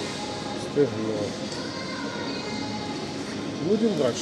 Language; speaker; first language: Russian; non-native, local second language; Ukrainian